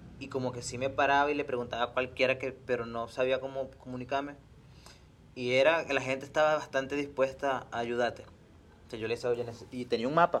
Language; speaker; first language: Spanish; native; Spanish